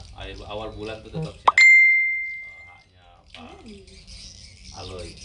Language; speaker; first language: Indonesian; native; Indonesian